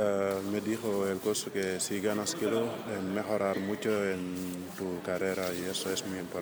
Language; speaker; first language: Spanish; non-native, learner; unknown